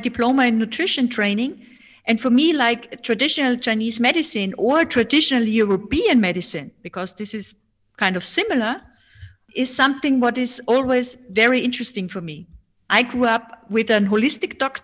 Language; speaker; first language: English; non-native, fluent; German